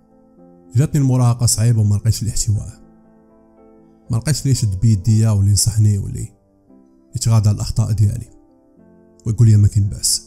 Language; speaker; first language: Arabic; native; Arabic